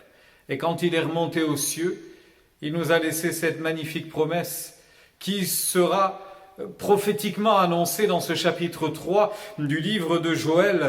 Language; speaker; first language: French; native; French